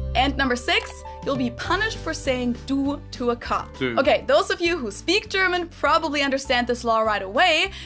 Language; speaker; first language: English; non-native, fluent; German